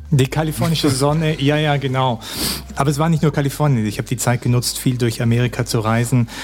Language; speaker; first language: German; native; German